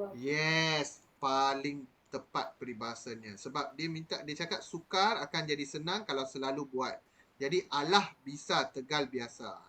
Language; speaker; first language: Malay; non-native, local second language; Tamil